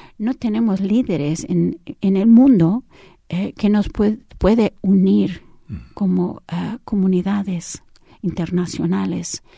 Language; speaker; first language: Spanish; early bilingual, heritage; English